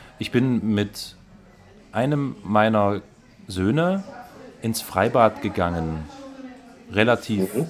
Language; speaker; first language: German; native; German